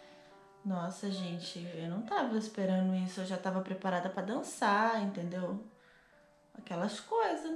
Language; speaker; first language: Portuguese; native; Portuguese